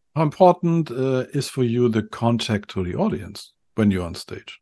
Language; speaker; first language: English; non-native, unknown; German